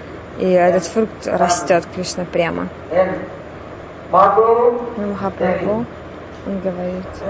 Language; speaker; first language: Russian; non-native, fluent; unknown